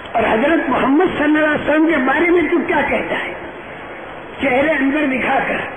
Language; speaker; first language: Urdu; non-native, local second language; Gujarati